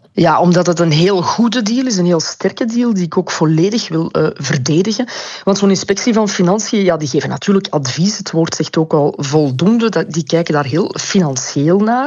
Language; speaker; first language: Dutch; native; Dutch